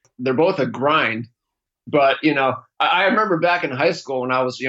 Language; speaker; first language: English; native; English